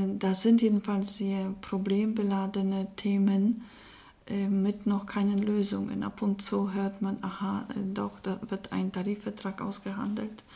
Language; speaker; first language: German; non-native, fluent; Polish